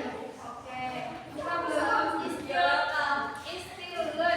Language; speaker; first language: English; non-native, learner; Indonesian